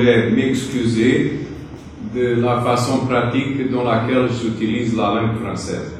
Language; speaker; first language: French; non-native, fluent; Portuguese